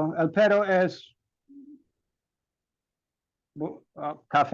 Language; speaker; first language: Spanish; non-native, learner; English